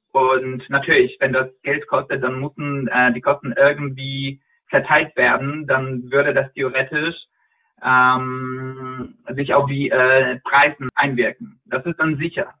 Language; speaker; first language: German; non-native, fluent; Polish